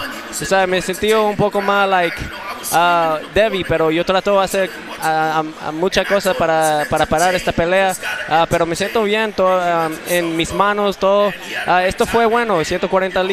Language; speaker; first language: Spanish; early bilingual, heritage; English